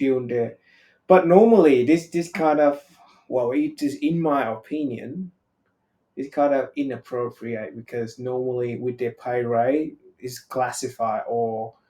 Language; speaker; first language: English; non-native, fluent; Vietnamese